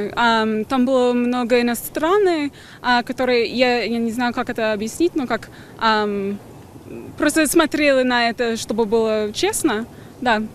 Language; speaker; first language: Russian; non-native, learner; English